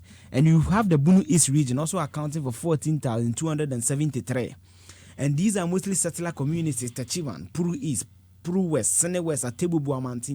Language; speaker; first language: English; non-native, local second language; Akan